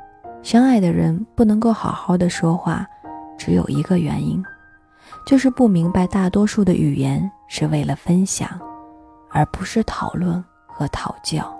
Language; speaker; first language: Chinese; native; Chinese